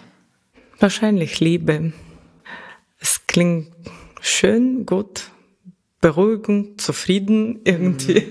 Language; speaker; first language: German; non-native, fluent; Russian